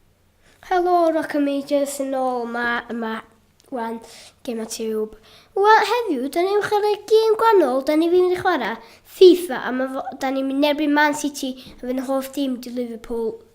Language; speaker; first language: Welsh; native; Welsh